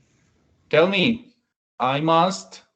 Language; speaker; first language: English; non-native, fluent; Spanish